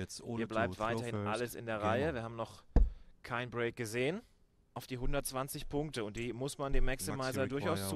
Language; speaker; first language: German; native; German